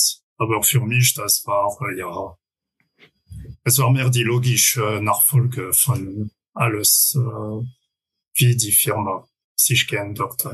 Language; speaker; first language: German; non-native, fluent; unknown